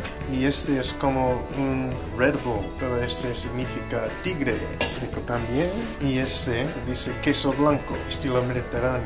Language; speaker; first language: Spanish; non-native, learner; English